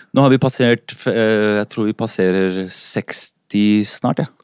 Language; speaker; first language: Norwegian; early bilingual, other home language; Spanish